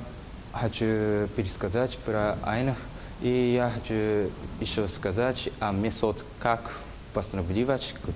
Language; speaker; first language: Russian; non-native, learner; Japanese